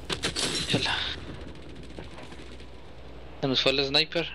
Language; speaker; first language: Spanish; native; Spanish